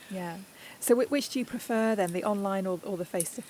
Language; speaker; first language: English; native; English